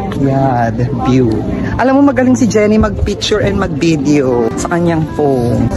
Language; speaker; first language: Filipino; native; Filipino